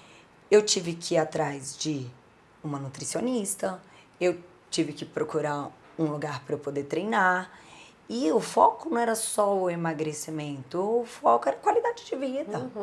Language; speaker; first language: Portuguese; native; Portuguese